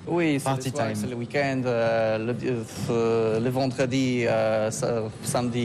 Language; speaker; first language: French; non-native, learner; Polish